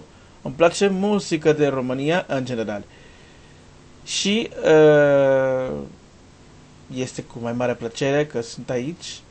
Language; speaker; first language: Romanian; non-native, learner; Portuguese